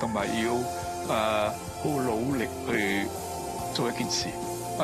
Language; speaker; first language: Cantonese; early bilingual, other home language; Wu Chinese